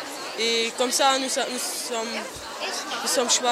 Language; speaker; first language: French; non-native, local second language; German